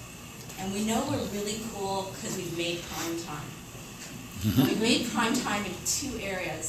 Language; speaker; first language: English; native; English